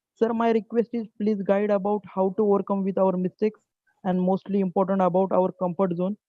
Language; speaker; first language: English; non-native, local second language; Marathi